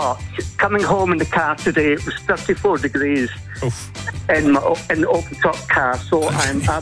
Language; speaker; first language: English; native; English